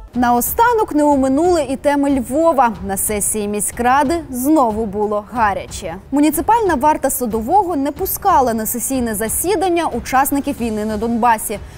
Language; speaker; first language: Ukrainian; native; Ukrainian